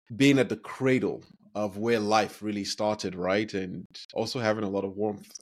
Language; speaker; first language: English; non-native, local second language; Yoruba